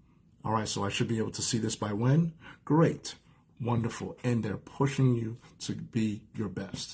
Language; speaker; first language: English; native; English